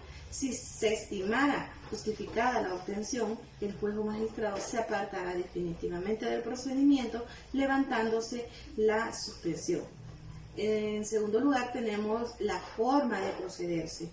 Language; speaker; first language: Spanish; native; Spanish